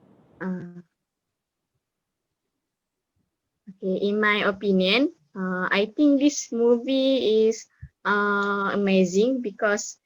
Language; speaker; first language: English; non-native, learner; Malay